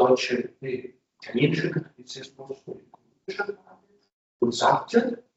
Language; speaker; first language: German; non-native, fluent; Italian